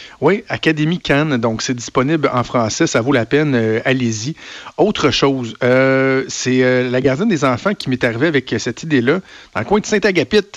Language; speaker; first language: French; native; French